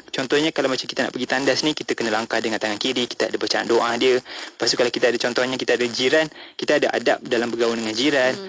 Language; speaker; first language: Malay; non-native, local second language; Tamil